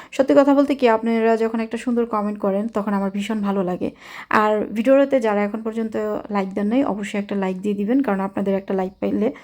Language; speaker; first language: Bangla; native; Bangla